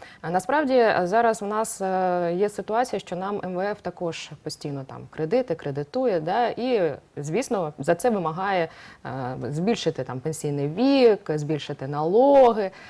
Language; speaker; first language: Ukrainian; native; Ukrainian